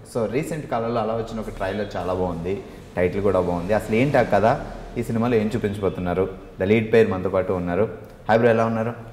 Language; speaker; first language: Telugu; native; Telugu